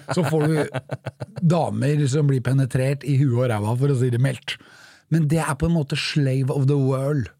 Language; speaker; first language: Norwegian; native; Norwegian